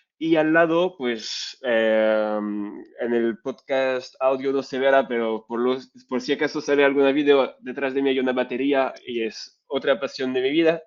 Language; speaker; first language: Spanish; non-native, fluent; French